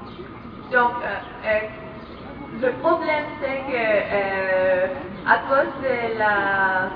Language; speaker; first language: French; non-native, fluent; Greek